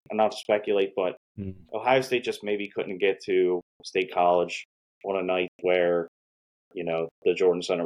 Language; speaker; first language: English; native; English